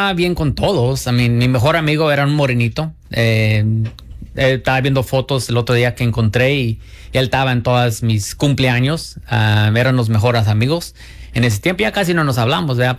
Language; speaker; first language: Spanish; early bilingual, heritage; Spanish